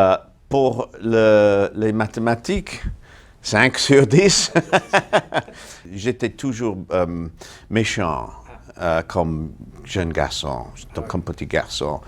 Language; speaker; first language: French; non-native, fluent; English